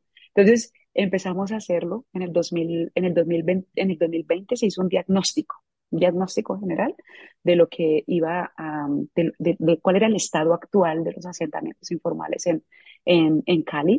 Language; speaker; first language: Spanish; native; Spanish